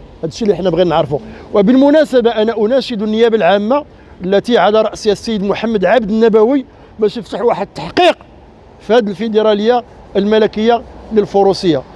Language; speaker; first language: Arabic; native; Arabic